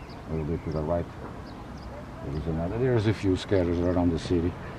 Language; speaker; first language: English; non-native, fluent; Portuguese